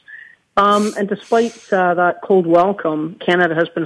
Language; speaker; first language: English; native; English